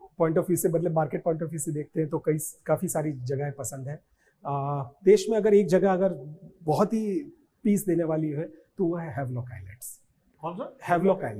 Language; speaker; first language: Hindi; non-native, local second language; Gujarati